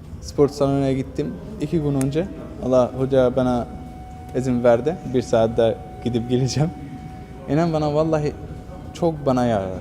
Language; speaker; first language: Turkish; non-native, learner; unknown